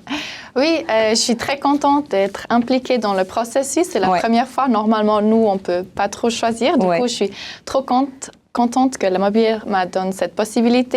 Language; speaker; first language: French; non-native, local second language; German